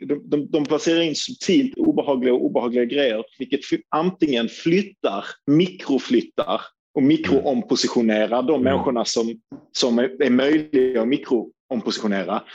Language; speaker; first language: Swedish; early bilingual, other home language; Turkish